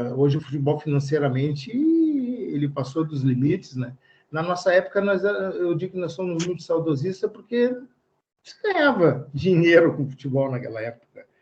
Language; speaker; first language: Portuguese; native; Portuguese